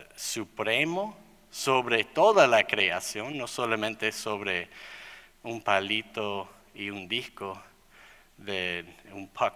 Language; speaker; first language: Spanish; non-native, fluent; English